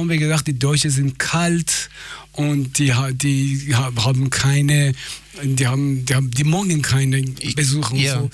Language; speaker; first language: German; non-native, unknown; Persian